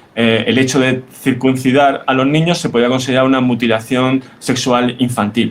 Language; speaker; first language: Spanish; native; Spanish